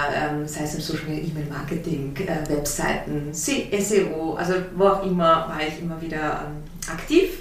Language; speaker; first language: German; early bilingual, heritage; German